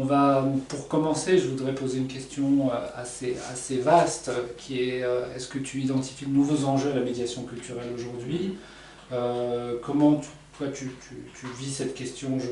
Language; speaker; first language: French; native; French